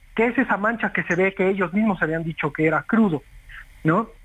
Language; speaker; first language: Spanish; native; Spanish